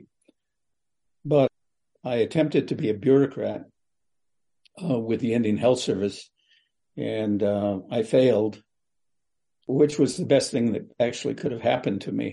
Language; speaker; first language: English; native; English